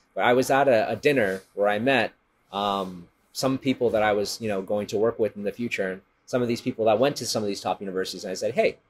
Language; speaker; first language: English; native; English